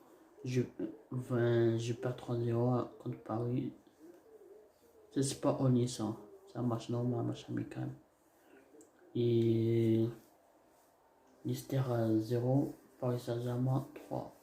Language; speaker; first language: French; non-native, learner; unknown